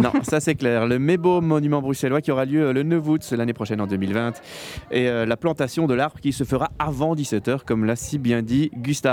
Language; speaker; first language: French; native; French